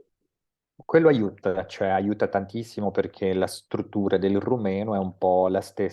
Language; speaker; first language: Italian; non-native, fluent; Portuguese